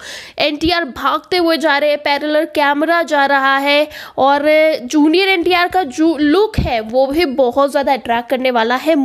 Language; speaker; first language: Hindi; native; Hindi